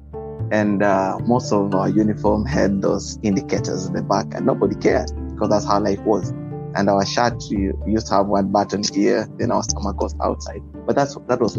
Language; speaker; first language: English; non-native, local second language; Luyia